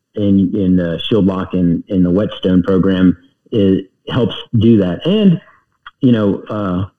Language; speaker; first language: English; native; English